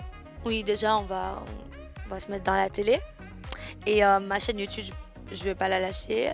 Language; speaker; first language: French; native; French